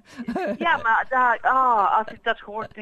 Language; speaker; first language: Dutch; early bilingual, heritage; English